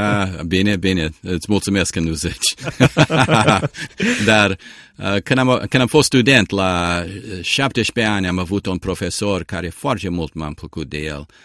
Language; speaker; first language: Romanian; early bilingual, heritage; Romanian